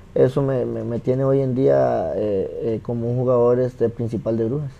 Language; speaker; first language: Spanish; native; Spanish